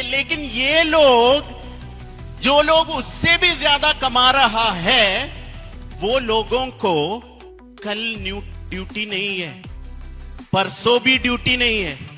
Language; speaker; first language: Hindi; non-native, fluent; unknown